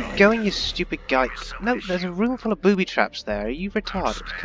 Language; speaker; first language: English; native; English